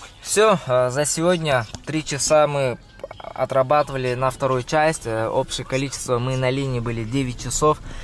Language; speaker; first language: Russian; non-native, fluent; Uzbek